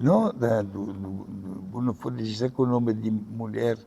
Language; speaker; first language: Portuguese; non-native, fluent; Italian